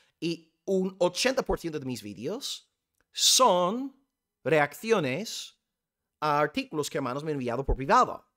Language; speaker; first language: Spanish; non-native, fluent; English